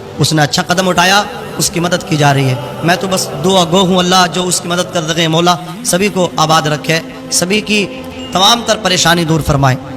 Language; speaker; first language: Urdu; native; Urdu